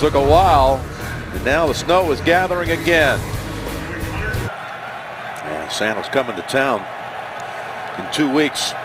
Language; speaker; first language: English; native; English